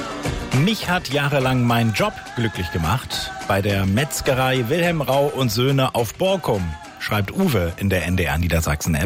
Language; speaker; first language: German; native; German